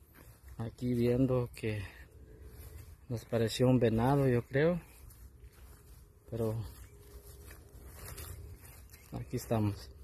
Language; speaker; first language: Spanish; non-native, local second language; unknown